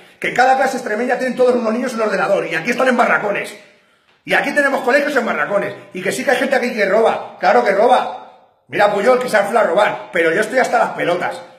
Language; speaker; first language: Spanish; native; Spanish